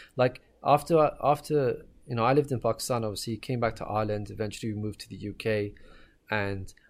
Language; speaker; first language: English; native; English